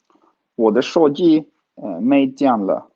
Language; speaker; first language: Chinese; non-native, learner; Swedish